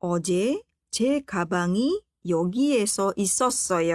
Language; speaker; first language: Korean; non-native, fluent; Indonesian